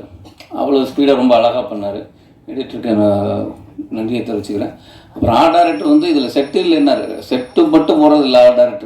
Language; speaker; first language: Tamil; native; Tamil